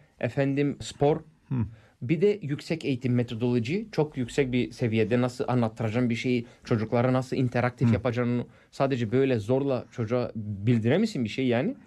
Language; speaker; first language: Turkish; non-native, fluent; English